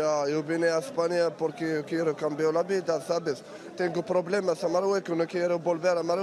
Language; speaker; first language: Spanish; non-native, learner; Arabic